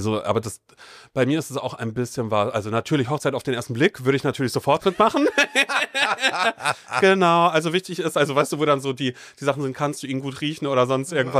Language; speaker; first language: German; native; German